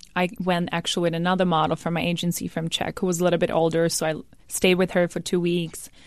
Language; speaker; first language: English; non-native, fluent; Czech